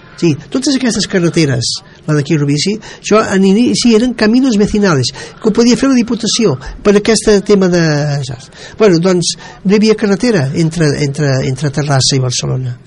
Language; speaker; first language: Catalan; native; Catalan